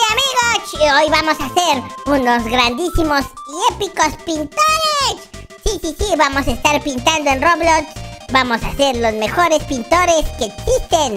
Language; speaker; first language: Spanish; native; Spanish